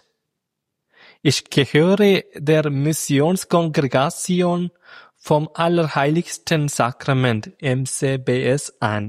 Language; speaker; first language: German; non-native, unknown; Malayalam